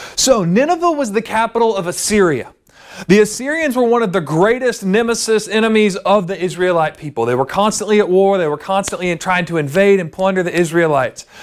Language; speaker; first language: English; native; English